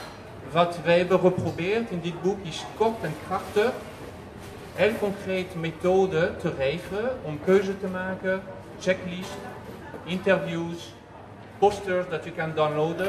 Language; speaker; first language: Dutch; non-native, fluent; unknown